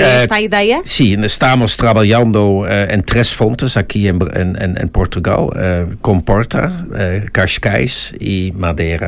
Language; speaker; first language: Portuguese; non-native, fluent; Dutch